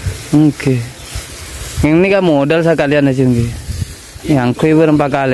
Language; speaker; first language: Indonesian; non-native, local second language; Madurese